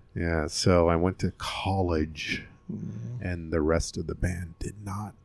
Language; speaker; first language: English; early bilingual, other home language; Hindi